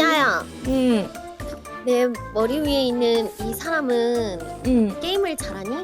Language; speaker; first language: Korean; native; Korean